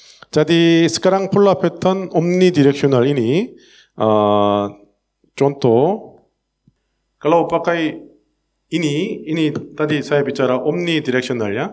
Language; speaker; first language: Indonesian; non-native, learner; Korean